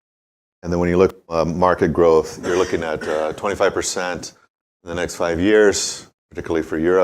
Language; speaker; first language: English; native; English